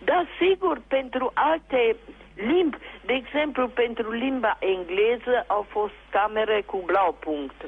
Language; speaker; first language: Romanian; non-native, local second language; German